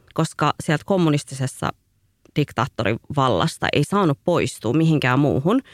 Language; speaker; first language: Finnish; early bilingual, other home language; Tigrinya